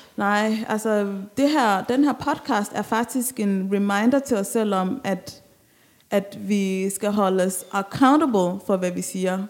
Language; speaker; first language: Danish; early bilingual, other home language; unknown